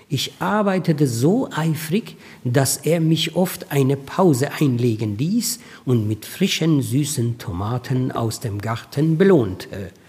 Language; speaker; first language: German; non-native, fluent; Persian